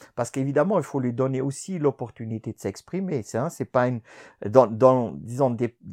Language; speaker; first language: French; non-native, fluent; German